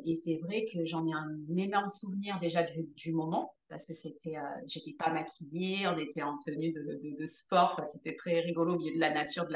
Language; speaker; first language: French; native; French